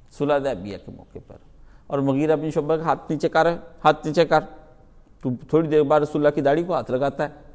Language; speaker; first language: Urdu; non-native, local second language; Punjabi